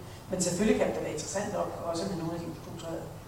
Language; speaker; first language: Danish; native; Danish